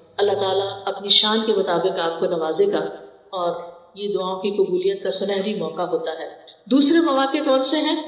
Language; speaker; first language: Urdu; native; Urdu